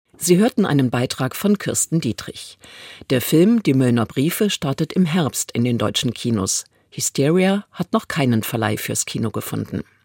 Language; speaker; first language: German; native; German